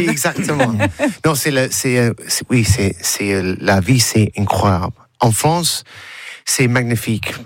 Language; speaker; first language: French; non-native, learner; English